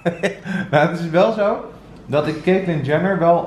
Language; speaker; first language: Dutch; native; Dutch